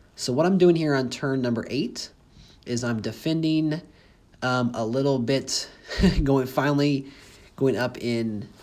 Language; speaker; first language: English; native; English